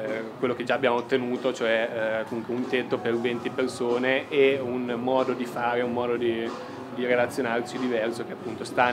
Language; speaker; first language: Italian; native; Italian